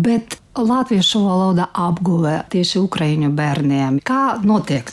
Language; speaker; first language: Latvian; non-native, learner; Ukrainian